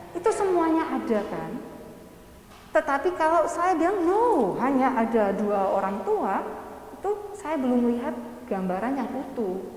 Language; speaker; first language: Indonesian; non-native, fluent; English